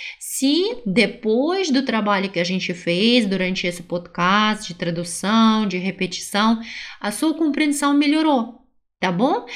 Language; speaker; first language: Portuguese; non-native, fluent; Russian